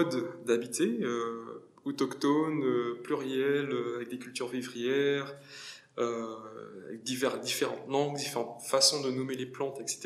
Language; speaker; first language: French; native; French